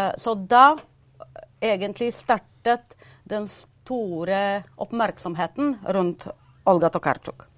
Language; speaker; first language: Norwegian; non-native, fluent; Polish